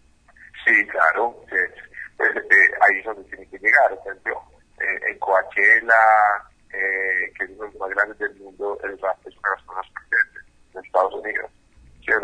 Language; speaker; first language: Spanish; native; Spanish